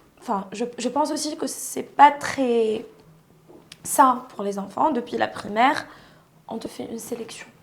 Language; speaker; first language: French; non-native, local second language; Arabic